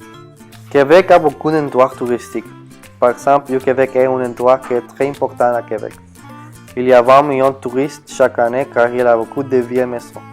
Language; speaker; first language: French; non-native, learner; Spanish